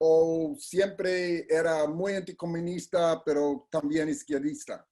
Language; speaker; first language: Spanish; non-native, learner; English